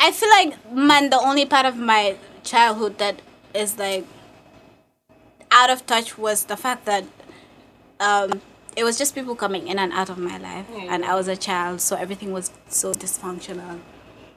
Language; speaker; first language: English; non-native, local second language; Wolof